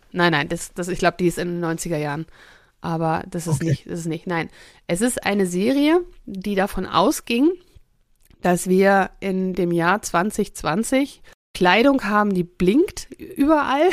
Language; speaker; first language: German; native; German